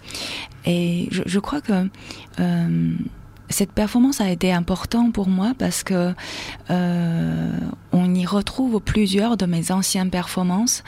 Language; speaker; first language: French; non-native, fluent; Chinese